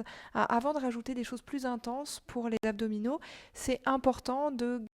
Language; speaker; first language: French; native; French